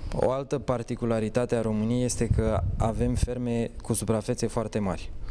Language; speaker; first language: Romanian; native; Romanian